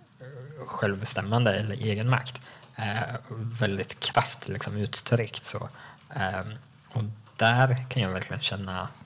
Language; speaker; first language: Swedish; native; Swedish